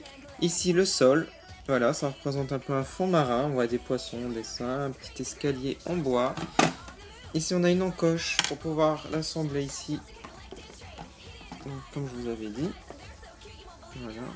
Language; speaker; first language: French; native; French